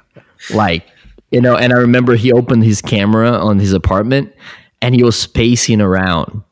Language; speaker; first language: English; non-native, fluent; Portuguese